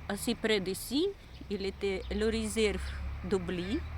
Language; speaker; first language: French; non-native, learner; Russian